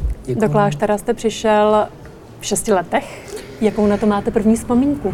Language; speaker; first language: Czech; native; Czech